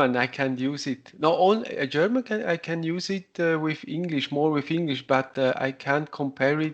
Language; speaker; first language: English; non-native, learner; Italian